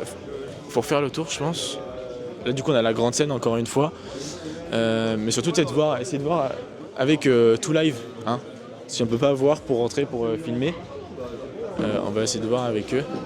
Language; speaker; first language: French; native; French